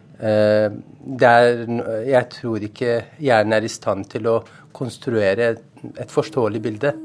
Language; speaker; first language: Norwegian; non-native, fluent; Persian